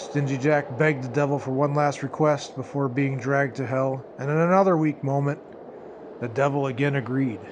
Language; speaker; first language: English; native; English